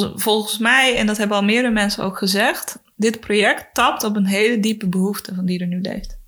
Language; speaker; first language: Dutch; early bilingual, other home language; Spanish